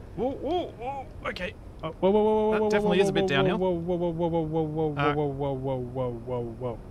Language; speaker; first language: English; native; English